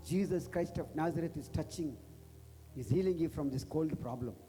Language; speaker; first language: English; non-native, local second language; Telugu